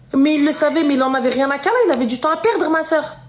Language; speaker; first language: French; native; French